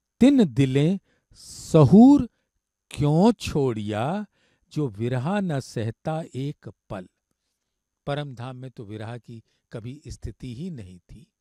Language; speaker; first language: Hindi; native; Hindi